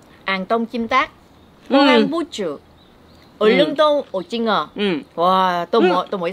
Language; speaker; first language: Korean; non-native, learner; Vietnamese